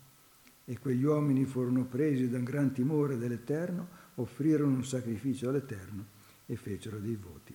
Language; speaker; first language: Italian; native; Italian